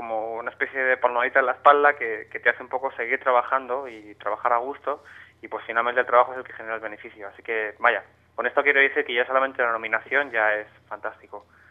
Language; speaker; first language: Spanish; native; Spanish